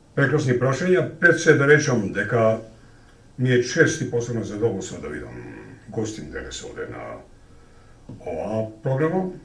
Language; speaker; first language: Macedonian; native; Macedonian